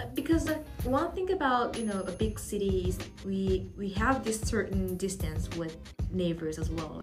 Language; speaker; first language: English; non-native, fluent; Japanese